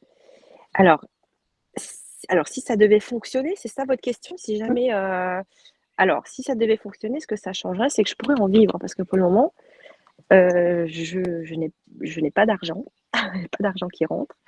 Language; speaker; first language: French; native; French